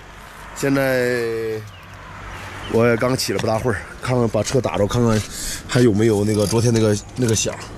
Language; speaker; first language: Chinese; native; Chinese